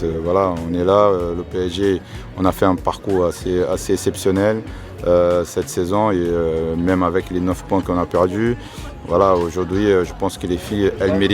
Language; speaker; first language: French; native; French